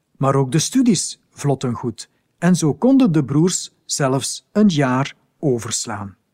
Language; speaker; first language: Dutch; native; Dutch